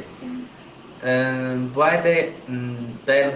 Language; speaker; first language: Spanish; non-native, learner; Chinese